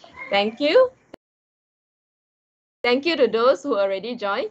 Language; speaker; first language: English; non-native, local second language; Malay